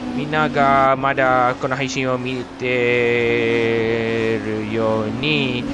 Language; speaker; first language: Japanese; non-native, learner; English